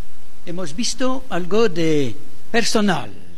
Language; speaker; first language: Spanish; non-native, fluent; French